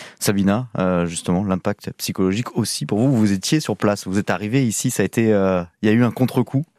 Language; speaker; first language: French; native; French